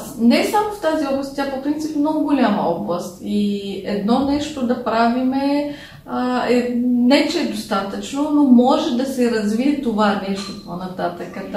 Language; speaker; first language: Bulgarian; early bilingual, heritage; Bulgarian